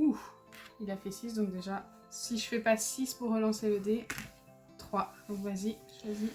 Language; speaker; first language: French; native; French